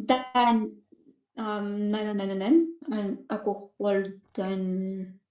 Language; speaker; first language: German; non-native, learner; Macedonian